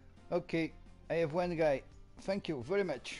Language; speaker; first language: English; non-native, learner; Portuguese